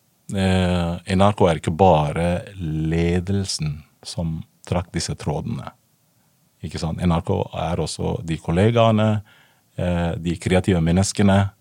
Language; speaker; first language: Norwegian; non-native, fluent; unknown